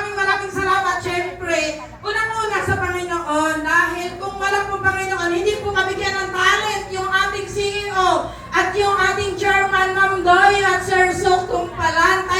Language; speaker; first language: Filipino; non-native, local second language; Cebuano